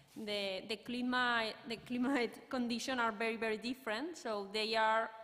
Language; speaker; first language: English; non-native, learner; Spanish